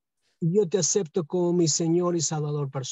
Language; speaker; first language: Spanish; native; Spanish